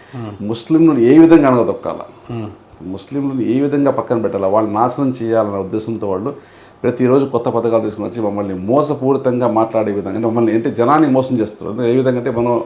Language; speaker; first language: Telugu; native; Telugu